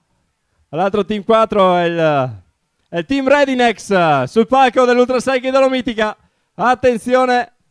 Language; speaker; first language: Italian; native; Italian